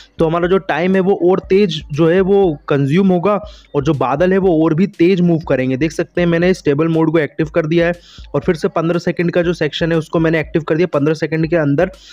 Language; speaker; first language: Hindi; native; Hindi